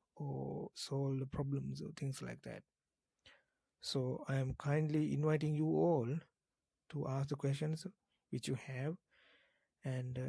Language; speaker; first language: English; non-native, local second language; Sinhala